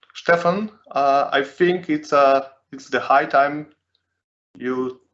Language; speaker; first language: English; non-native, fluent; Polish